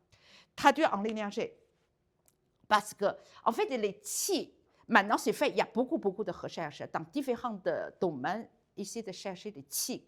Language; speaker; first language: French; non-native, learner; Chinese